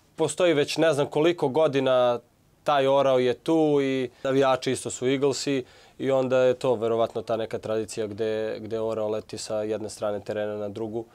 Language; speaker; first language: Serbian; native; Serbian